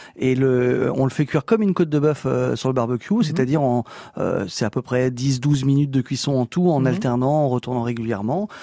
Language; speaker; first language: French; native; French